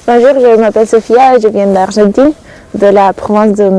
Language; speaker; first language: French; non-native, fluent; Spanish